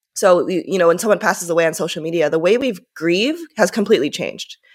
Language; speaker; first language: English; early bilingual, other home language; Japanese